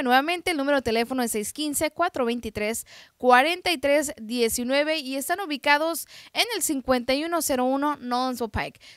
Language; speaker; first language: Spanish; native; Spanish